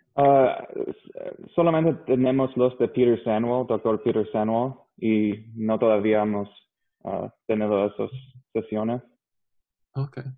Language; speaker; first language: Spanish; non-native, learner; English